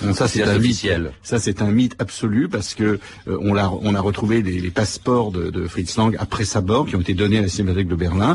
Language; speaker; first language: French; native; French